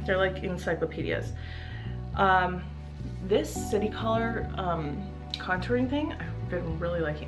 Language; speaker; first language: English; native; English